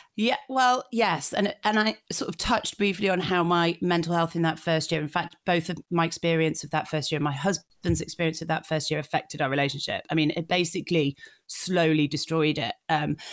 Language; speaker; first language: English; native; English